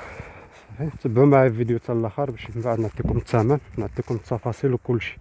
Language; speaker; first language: Arabic; native; Arabic